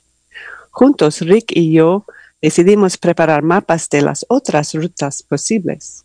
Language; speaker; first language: Spanish; non-native, learner; English